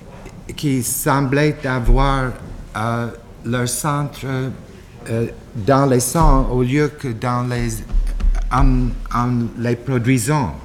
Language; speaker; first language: French; non-native, fluent; English